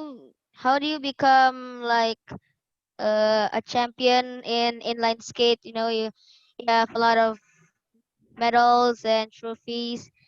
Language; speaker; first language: English; non-native, learner; Indonesian